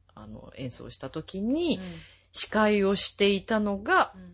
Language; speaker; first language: Japanese; native; Japanese